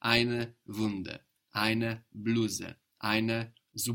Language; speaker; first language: German; non-native, fluent; English